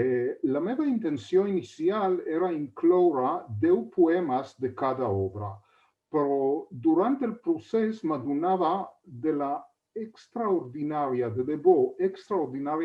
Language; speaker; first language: Catalan; non-native, fluent; Hebrew